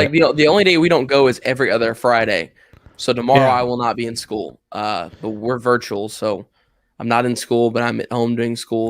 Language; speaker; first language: English; native; English